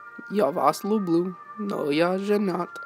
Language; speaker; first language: Russian; non-native, learner; English